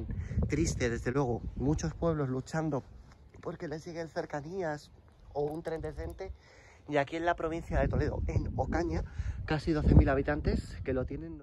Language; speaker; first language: Spanish; native; Spanish